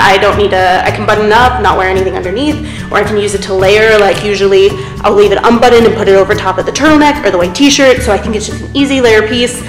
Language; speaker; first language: English; native; English